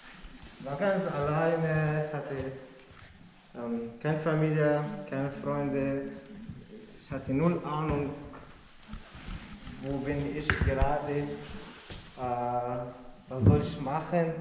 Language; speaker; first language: German; non-native, learner; Arabic